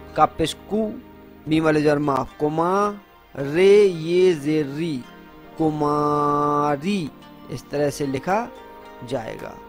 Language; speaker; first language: Hindi; native; Hindi